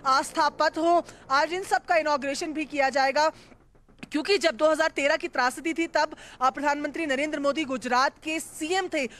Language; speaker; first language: Hindi; native; Hindi